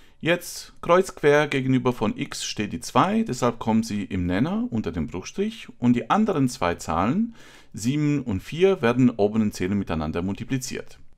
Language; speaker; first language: German; non-native, fluent; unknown